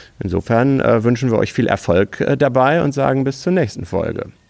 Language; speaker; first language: German; native; German